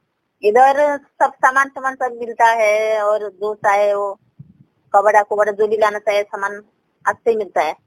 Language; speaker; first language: Hindi; non-native, local second language; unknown